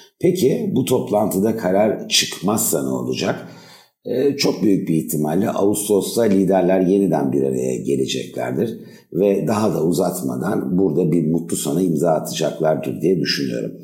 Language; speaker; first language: Turkish; native; Turkish